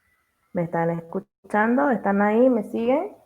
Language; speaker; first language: Spanish; native; Spanish